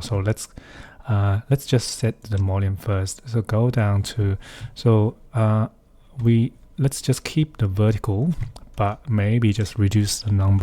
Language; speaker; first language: English; non-native, fluent; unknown